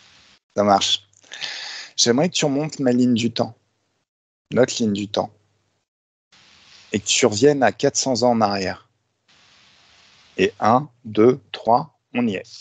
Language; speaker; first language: French; native; French